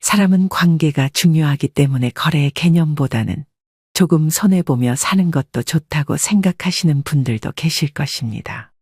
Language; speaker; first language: Korean; native; Korean